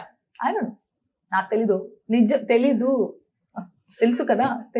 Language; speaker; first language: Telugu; non-native, local second language; Tulu